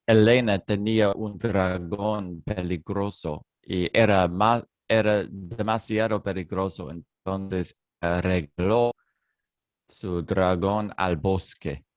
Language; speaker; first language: Spanish; non-native, learner; English